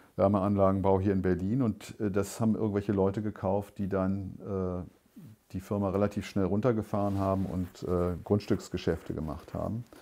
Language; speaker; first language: German; native; German